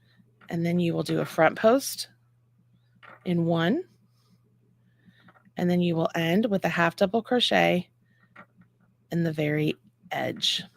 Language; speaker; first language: English; native; English